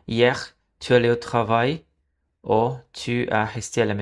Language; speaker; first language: French; non-native, learner; Portuguese